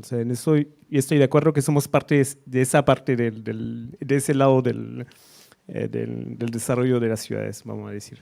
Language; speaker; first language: Spanish; non-native, fluent; French